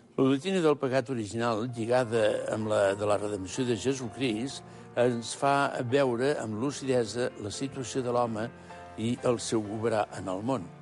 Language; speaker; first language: Catalan; native; Catalan